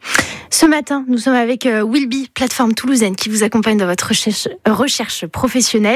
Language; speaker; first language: French; native; French